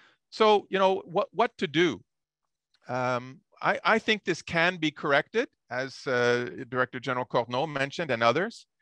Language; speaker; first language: English; native; English